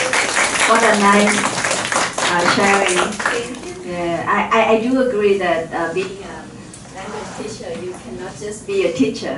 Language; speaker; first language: English; non-native, fluent; Thai